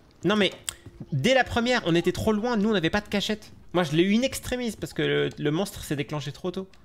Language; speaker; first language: French; native; French